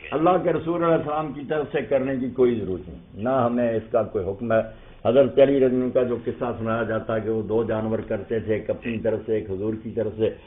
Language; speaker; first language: Urdu; non-native, local second language; Punjabi